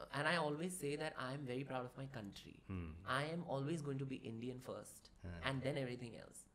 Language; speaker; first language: Hindi; non-native, local second language; Marathi